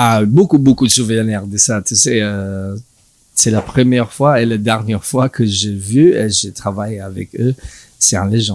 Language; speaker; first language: French; non-native, learner; English